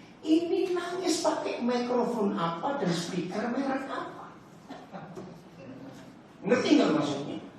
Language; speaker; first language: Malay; non-native, local second language; Javanese